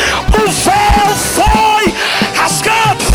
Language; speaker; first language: Portuguese; native; Portuguese